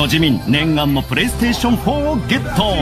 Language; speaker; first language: Japanese; native; Japanese